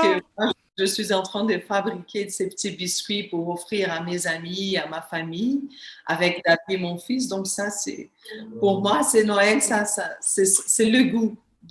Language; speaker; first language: French; non-native, fluent; Portuguese